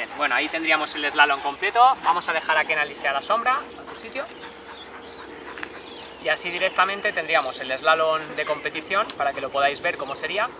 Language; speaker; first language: Spanish; native; Spanish